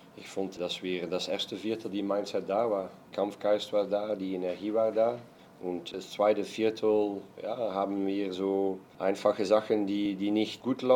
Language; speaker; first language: German; non-native, fluent; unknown